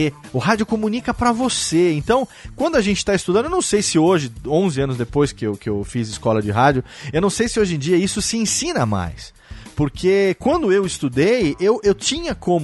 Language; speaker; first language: Portuguese; native; Portuguese